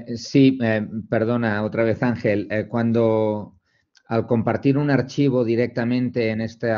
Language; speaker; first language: Spanish; non-native, local second language; Catalan